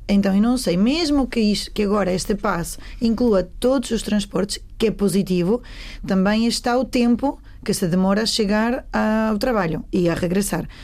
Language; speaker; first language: Portuguese; native; Portuguese